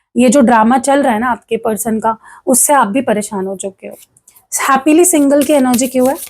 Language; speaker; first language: Hindi; non-native, local second language; Marathi